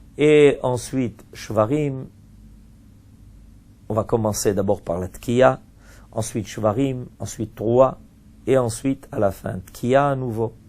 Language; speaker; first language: French; native; French